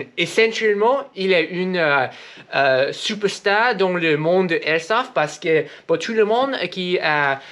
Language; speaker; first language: French; non-native, learner; English